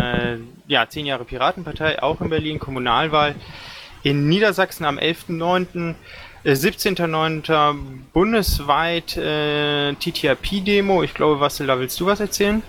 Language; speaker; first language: German; native; German